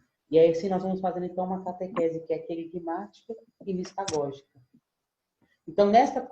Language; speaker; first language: Portuguese; native; Portuguese